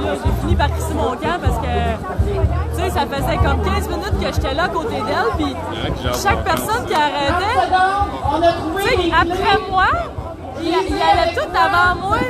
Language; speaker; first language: French; native; French